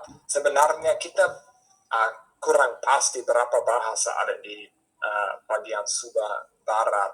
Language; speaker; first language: Indonesian; non-native, fluent; English